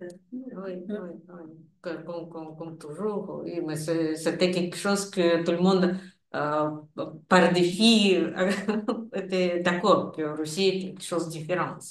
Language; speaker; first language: French; non-native, fluent; Russian